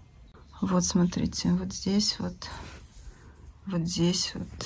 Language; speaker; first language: Russian; native; Russian